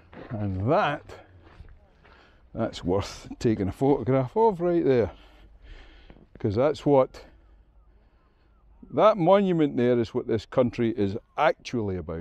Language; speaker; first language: English; native; English